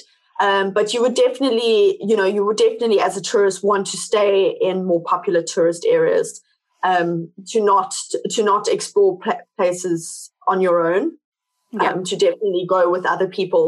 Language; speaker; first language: English; native; English